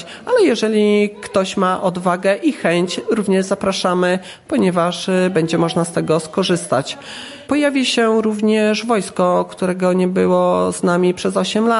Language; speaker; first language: Polish; native; Polish